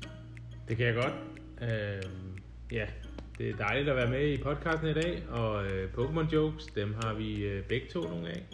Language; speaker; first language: Danish; native; Danish